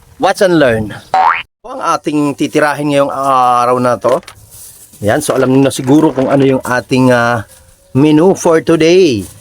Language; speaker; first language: Filipino; native; Filipino